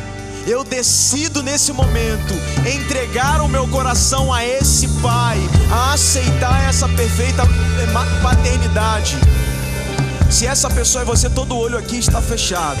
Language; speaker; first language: Portuguese; native; Portuguese